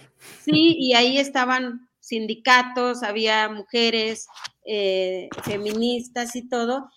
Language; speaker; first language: Spanish; non-native, local second language; Mixtepec Mixtec